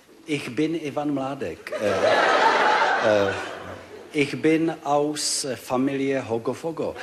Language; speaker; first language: German; non-native, learner; Czech